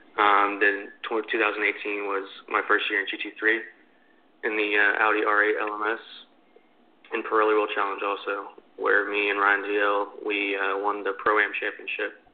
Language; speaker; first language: English; native; English